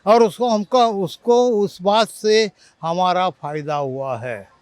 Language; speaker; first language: Hindi; non-native, local second language; Marathi